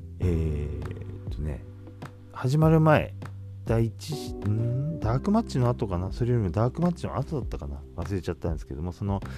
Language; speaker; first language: Japanese; native; Japanese